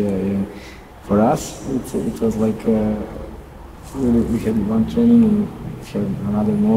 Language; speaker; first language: English; non-native, learner; Serbian